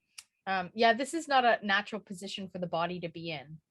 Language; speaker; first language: English; native; English